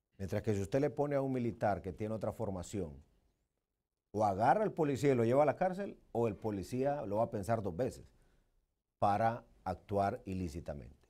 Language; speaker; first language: Spanish; native; Spanish